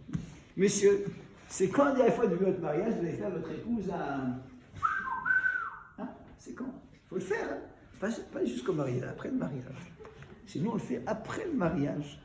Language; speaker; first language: French; native; French